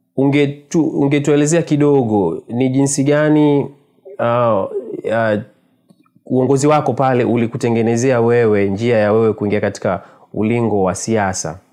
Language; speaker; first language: Swahili; native; Swahili